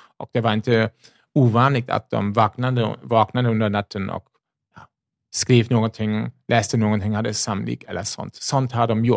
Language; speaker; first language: Swedish; non-native, fluent; German